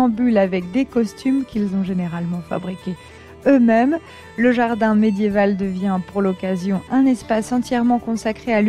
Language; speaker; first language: French; native; French